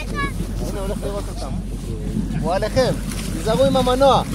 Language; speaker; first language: Hebrew; native; Hebrew